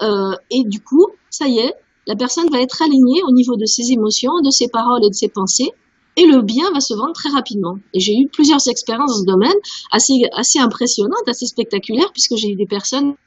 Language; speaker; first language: French; native; French